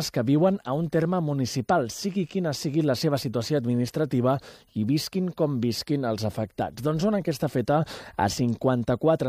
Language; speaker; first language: Catalan; native; Catalan